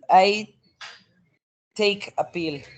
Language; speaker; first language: English; non-native, learner; Spanish